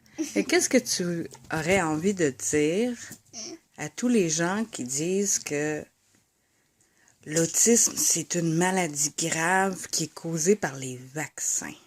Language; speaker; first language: French; native; French